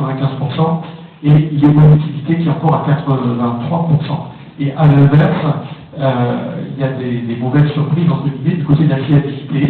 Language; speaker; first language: French; native; French